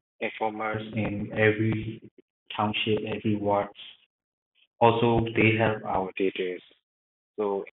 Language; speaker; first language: English; non-native, learner; Burmese